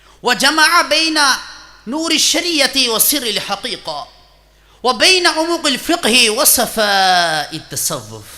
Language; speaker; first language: Arabic; non-native, fluent; Urdu